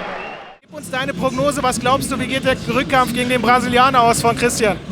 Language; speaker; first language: German; native; German